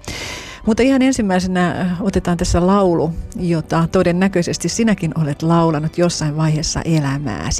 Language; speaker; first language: Finnish; native; Finnish